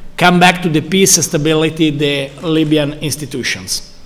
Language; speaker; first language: English; non-native, learner; Italian